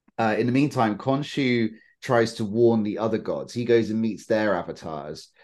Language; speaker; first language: English; native; English